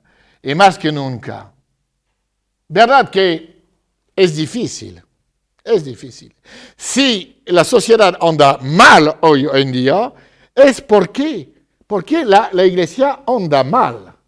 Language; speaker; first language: Spanish; non-native, fluent; French